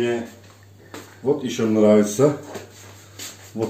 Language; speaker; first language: Russian; non-native, learner; Turkish